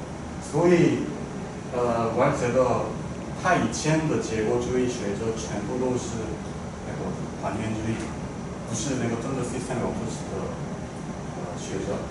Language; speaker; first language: Chinese; non-native, fluent; Korean